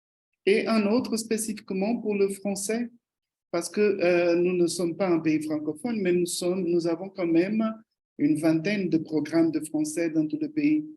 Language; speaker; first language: French; non-native, fluent; Portuguese